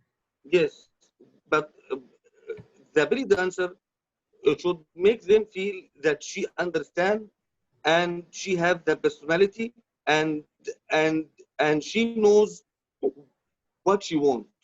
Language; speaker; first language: English; non-native, learner; Arabic